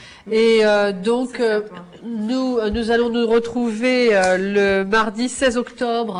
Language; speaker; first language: French; native; French